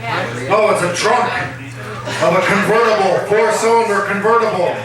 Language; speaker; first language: English; native; English